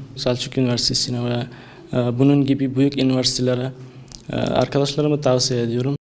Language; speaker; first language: Turkish; non-native, fluent; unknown